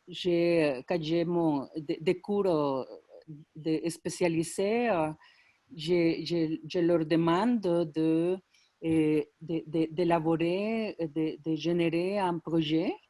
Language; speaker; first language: French; non-native, fluent; Spanish